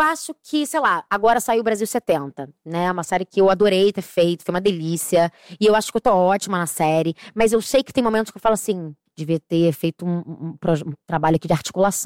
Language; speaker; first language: Portuguese; native; Portuguese